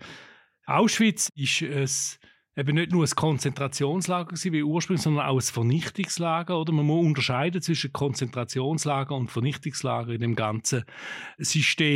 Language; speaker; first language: German; native; German